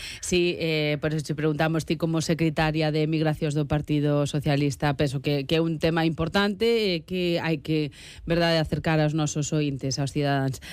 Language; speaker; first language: Galician; non-native, local second language; Spanish